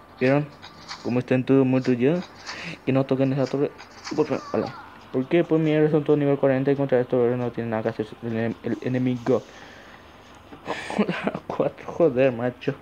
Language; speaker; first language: Spanish; native; Spanish